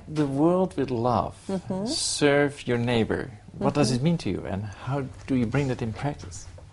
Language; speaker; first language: English; non-native, fluent; Dutch